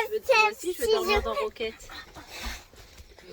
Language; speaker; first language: French; native; French